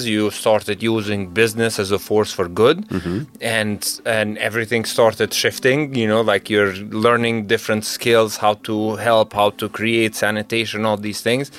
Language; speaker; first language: English; non-native, fluent; Albanian